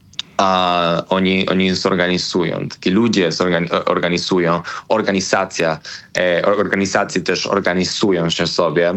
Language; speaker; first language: Polish; non-native, learner; Spanish